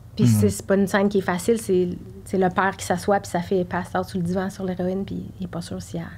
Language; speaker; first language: French; native; French